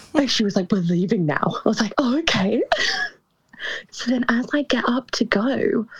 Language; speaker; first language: English; native; English